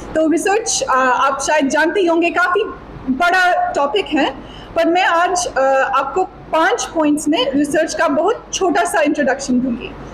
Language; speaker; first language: Hindi; non-native, fluent; English